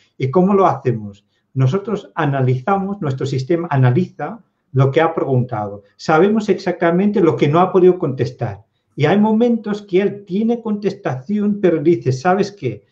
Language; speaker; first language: Spanish; non-native, fluent; Dutch